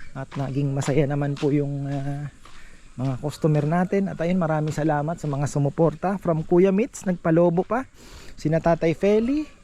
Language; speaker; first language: Filipino; native; Filipino